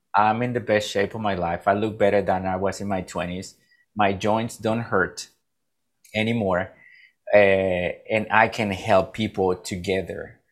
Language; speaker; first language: English; non-native, fluent; Spanish